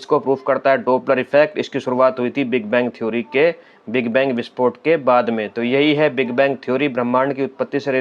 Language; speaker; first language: Hindi; native; Hindi